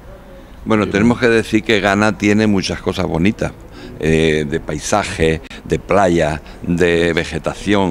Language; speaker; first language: Spanish; native; Spanish